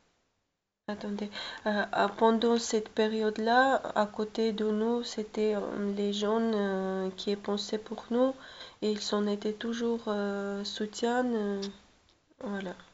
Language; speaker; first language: French; non-native, learner; Russian